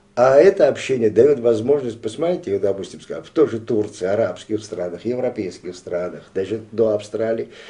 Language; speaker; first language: Russian; non-native, local second language; Abkhazian